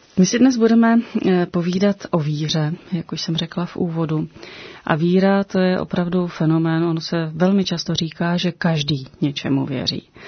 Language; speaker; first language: Czech; native; Czech